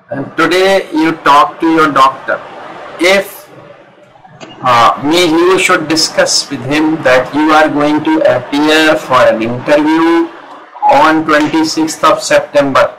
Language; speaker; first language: English; non-native, local second language; Hindi